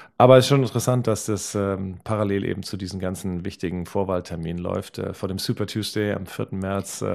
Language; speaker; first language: German; native; German